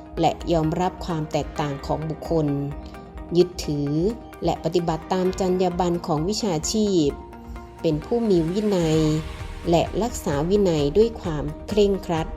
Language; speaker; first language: Thai; native; Thai